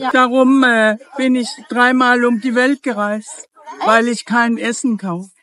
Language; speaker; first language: German; non-native, learner; Danish